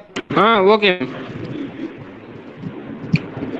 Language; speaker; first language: English; non-native, learner; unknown